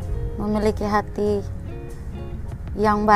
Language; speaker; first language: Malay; non-native, local second language; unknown